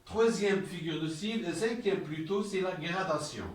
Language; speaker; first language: French; non-native, local second language; Arabic